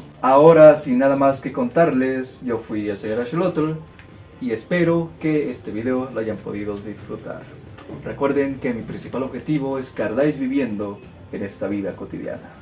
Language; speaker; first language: Spanish; native; Spanish